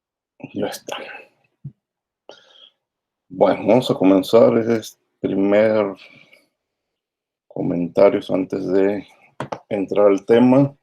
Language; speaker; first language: Spanish; native; Spanish